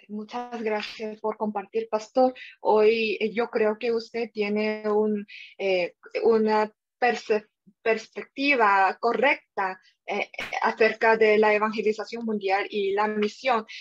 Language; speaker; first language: Spanish; non-native, fluent; Korean